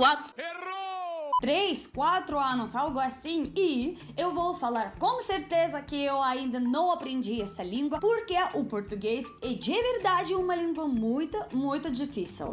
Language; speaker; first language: Portuguese; non-native, fluent; Russian